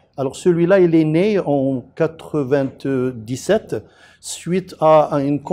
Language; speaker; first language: French; non-native, local second language; Arabic